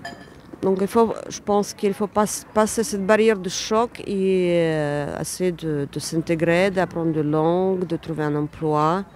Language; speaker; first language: French; non-native, fluent; Ukrainian